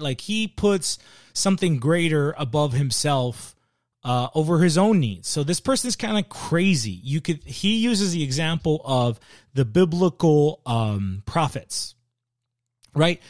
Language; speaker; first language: English; early bilingual, other home language; Spanish